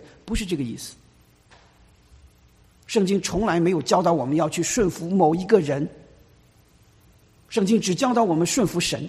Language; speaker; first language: Chinese; native; Chinese